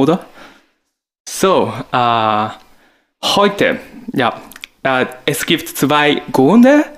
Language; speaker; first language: German; non-native, learner; Japanese